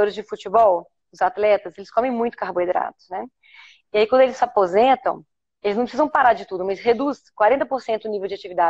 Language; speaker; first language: Portuguese; native; Portuguese